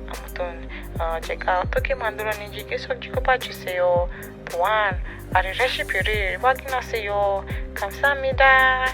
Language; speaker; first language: Korean; non-native, learner; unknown